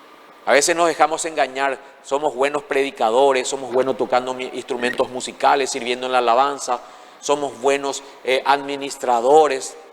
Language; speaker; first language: Spanish; native; Spanish